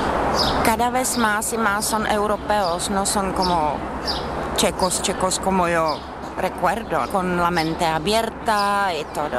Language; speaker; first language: Spanish; non-native, fluent; Czech